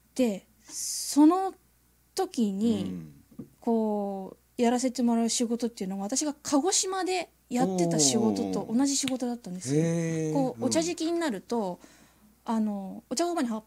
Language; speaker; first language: Japanese; native; Japanese